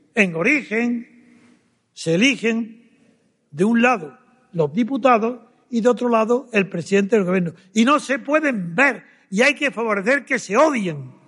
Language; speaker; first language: Spanish; native; Spanish